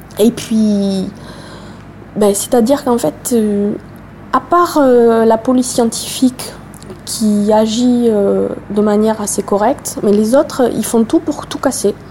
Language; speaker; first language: French; native; French